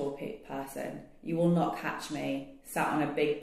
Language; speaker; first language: English; native; English